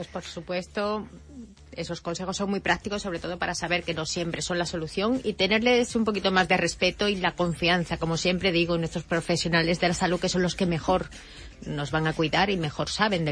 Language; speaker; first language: Spanish; native; Spanish